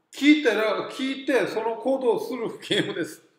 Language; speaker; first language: Japanese; non-native, fluent; Korean